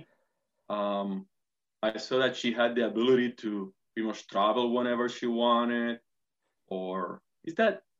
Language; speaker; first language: English; non-native, fluent; Spanish